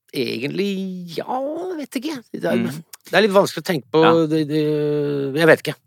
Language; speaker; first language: Norwegian; early bilingual, other home language; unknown